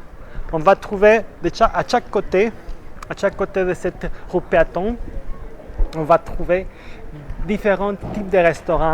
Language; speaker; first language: French; non-native, fluent; Spanish